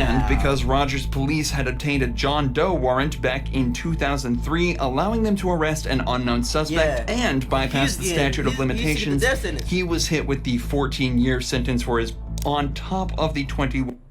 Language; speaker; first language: English; native; English